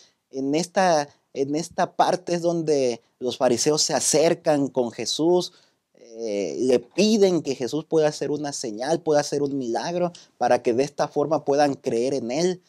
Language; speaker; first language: Spanish; native; Spanish